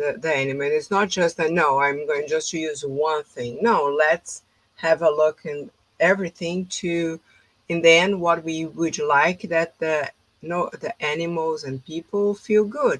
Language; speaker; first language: English; non-native, fluent; Portuguese